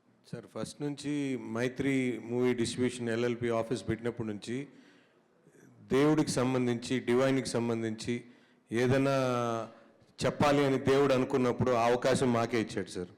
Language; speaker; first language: Telugu; native; Telugu